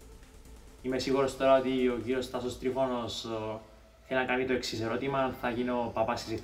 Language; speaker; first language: Greek; native; Greek